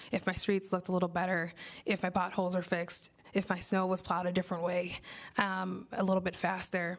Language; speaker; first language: English; native; English